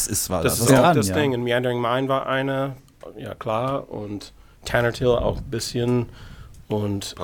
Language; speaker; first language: German; non-native, fluent; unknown